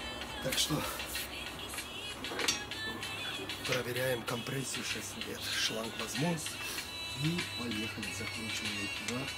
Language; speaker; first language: Russian; non-native, fluent; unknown